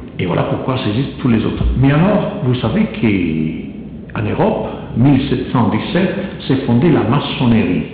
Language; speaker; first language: French; non-native, fluent; Italian